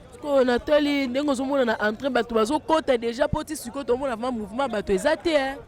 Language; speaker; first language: Lingala; native; Lingala